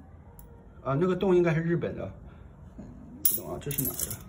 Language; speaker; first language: Chinese; native; Chinese